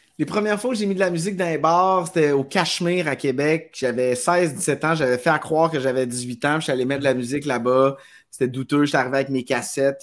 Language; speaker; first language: French; native; French